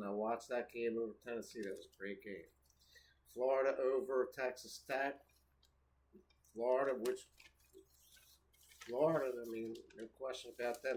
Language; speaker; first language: English; native; English